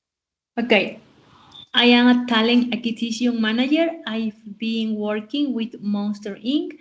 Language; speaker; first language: English; non-native, learner; Spanish